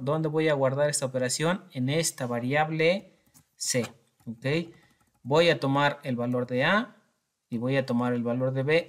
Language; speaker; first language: Spanish; native; Spanish